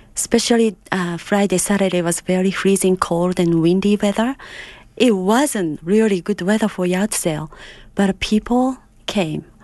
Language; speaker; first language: English; non-native, fluent; Japanese